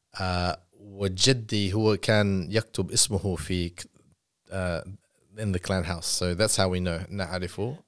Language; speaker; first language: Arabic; non-native, learner; English